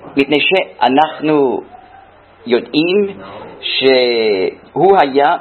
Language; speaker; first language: Hebrew; non-native, fluent; German